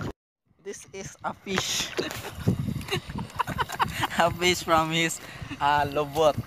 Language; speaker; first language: English; non-native, learner; Cebuano